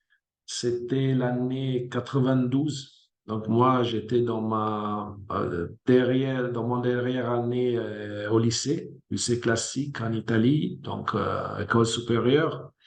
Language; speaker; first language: French; non-native, fluent; Italian